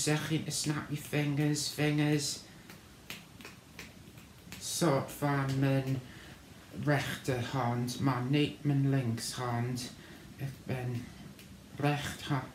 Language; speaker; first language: Dutch; non-native, learner; English